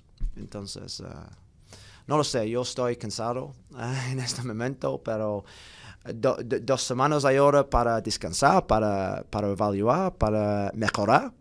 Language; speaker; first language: Spanish; non-native, learner; English